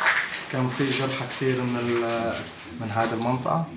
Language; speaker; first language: Arabic; native; Arabic